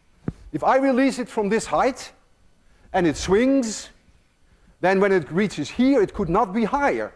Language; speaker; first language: English; non-native, fluent; Dutch